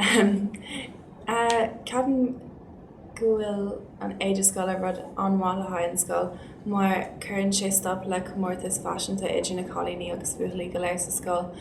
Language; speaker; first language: Irish; non-native, local second language; English